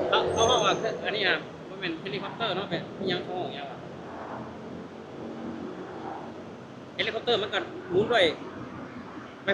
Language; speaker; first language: Thai; non-native, local second language; Lao